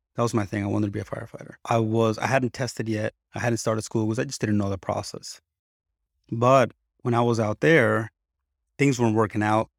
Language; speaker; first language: English; early bilingual, other home language; Spanish